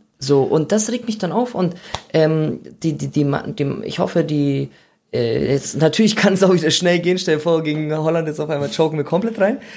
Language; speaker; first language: German; native; German